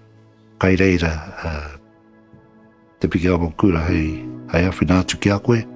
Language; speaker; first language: Māori; non-native, local second language; English